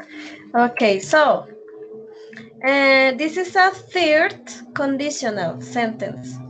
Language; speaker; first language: English; non-native, learner; Spanish